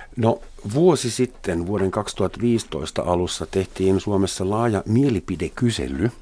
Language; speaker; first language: Finnish; non-native, fluent; German